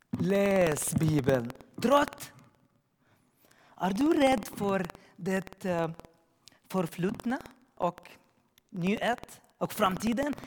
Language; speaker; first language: Swedish; non-native, learner; Arabic